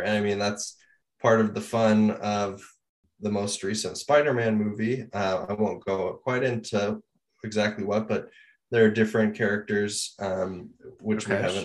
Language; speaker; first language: English; native; English